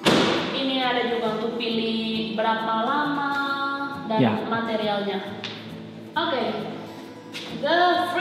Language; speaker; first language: Indonesian; non-native, fluent; Spanish